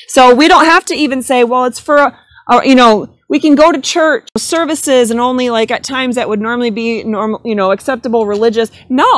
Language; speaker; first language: English; native; English